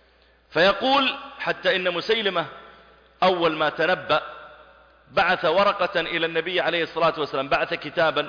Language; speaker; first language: Arabic; native; Arabic